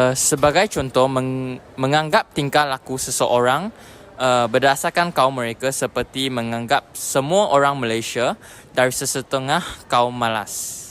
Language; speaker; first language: Malay; non-native, local second language; Chinese